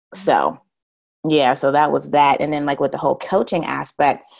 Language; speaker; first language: English; native; English